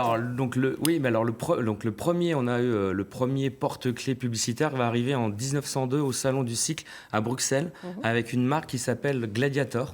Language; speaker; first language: French; native; French